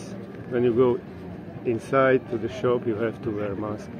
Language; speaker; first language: English; non-native, learner; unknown